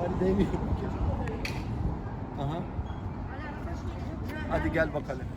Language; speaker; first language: Turkish; non-native, learner; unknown